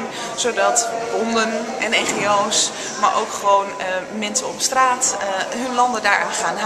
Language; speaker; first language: Dutch; native; Dutch